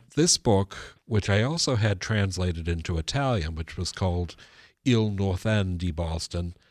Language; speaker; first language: English; early bilingual, other home language; Italian